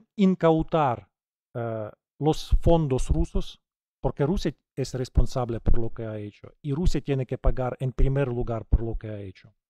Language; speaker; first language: Spanish; non-native, fluent; Ukrainian